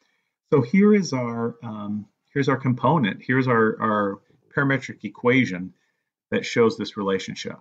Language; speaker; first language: English; native; English